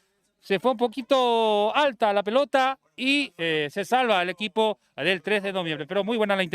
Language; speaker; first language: Spanish; native; Spanish